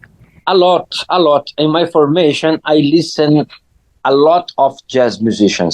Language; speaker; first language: English; non-native, learner; Portuguese